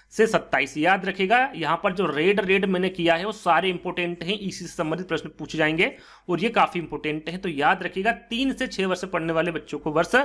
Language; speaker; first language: Hindi; native; Hindi